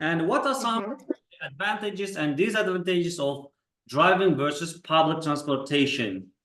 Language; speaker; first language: English; non-native, fluent; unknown